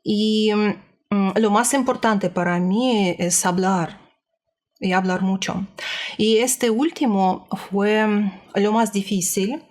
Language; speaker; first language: Spanish; non-native, learner; Russian